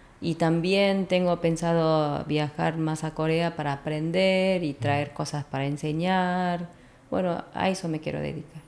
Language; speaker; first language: Spanish; early bilingual, other home language; Korean